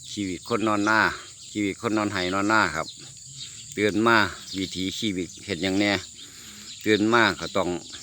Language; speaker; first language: Thai; native; Thai